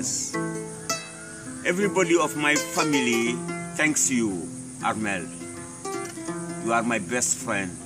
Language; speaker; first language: English; non-native, learner; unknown